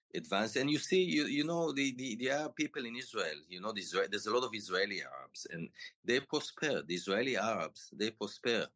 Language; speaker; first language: English; non-native, fluent; Hebrew